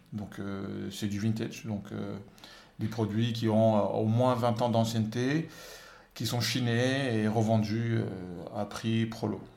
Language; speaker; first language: French; non-native, local second language; Wolof